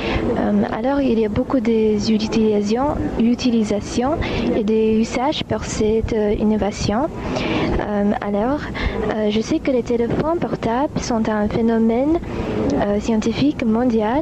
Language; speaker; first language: French; non-native, fluent; English